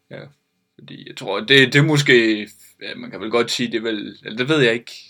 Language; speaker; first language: Danish; native; Danish